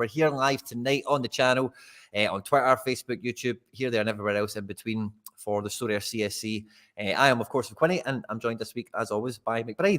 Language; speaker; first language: English; native; English